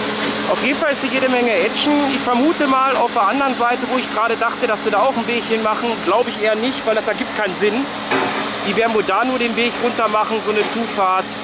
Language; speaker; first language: German; native; German